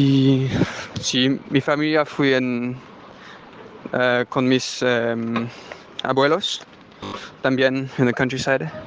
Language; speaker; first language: Spanish; non-native, learner; French